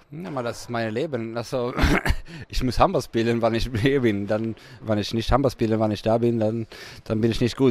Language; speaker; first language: German; non-native, fluent; Swedish